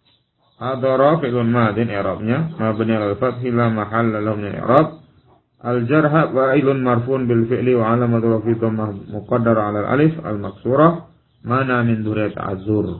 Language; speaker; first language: Arabic; non-native, fluent; Indonesian